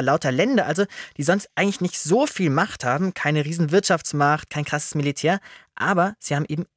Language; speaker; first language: German; native; German